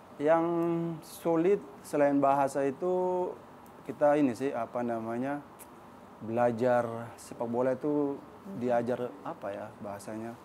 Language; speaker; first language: Indonesian; native; Indonesian